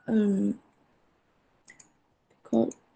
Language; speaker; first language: English; non-native, learner; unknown